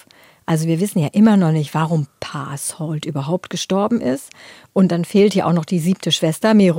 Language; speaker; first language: German; native; German